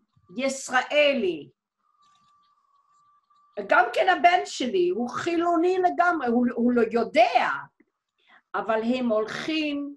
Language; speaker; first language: Hebrew; non-native, fluent; Dutch